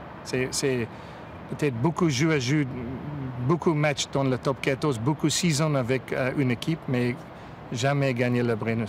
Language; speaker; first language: French; non-native, learner; English